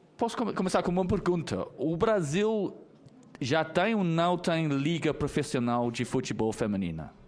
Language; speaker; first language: Portuguese; non-native, fluent; English